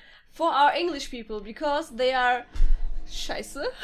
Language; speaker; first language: English; non-native, learner; German